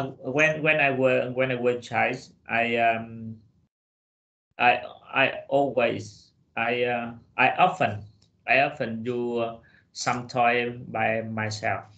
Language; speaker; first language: English; non-native, learner; Vietnamese